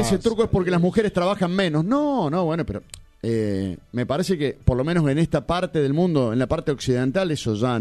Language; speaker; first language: Spanish; native; Spanish